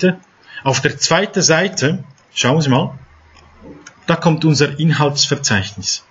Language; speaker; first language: German; non-native, fluent; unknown